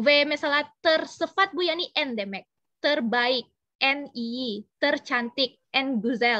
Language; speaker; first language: Turkish; non-native, learner; Indonesian